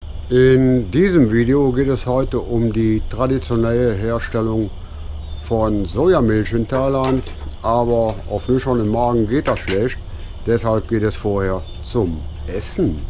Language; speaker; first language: German; native; German